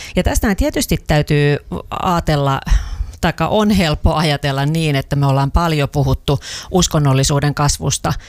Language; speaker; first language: Finnish; native; Finnish